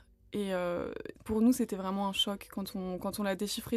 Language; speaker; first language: French; native; French